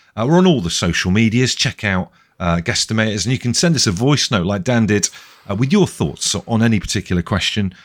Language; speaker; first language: English; native; English